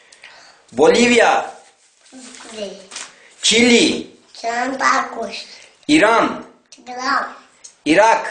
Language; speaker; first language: Russian; non-native, local second language; Tajik